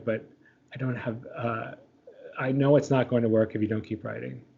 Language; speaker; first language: English; native; English